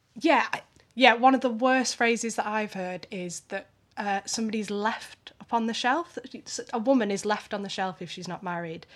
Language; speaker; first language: English; native; English